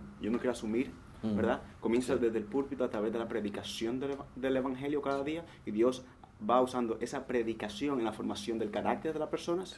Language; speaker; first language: Spanish; native; Spanish